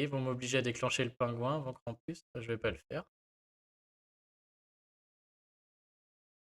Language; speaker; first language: French; native; French